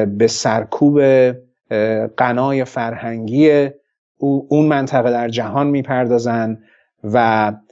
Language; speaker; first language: Persian; non-native, local second language; Central Kurdish